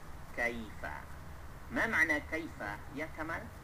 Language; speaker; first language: Arabic; non-native, fluent; Malay